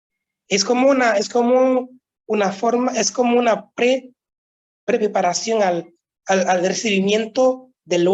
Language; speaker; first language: Spanish; non-native, local second language; Haitian Creole